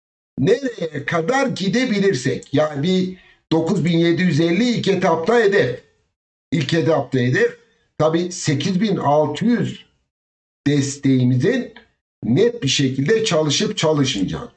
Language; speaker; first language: Turkish; native; Turkish